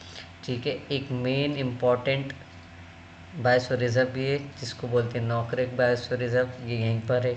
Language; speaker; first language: Hindi; native; Hindi